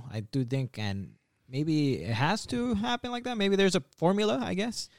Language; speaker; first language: English; native; English